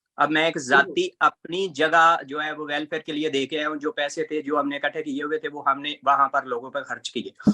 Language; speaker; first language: Urdu; non-native, local second language; Punjabi